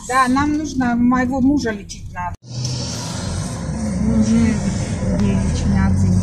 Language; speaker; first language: Russian; non-native, local second language; Armenian